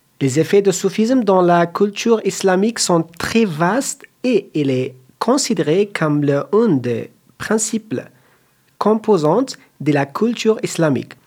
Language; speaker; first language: French; non-native, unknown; Persian